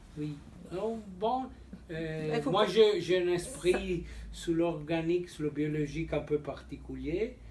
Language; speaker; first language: French; non-native, fluent; Italian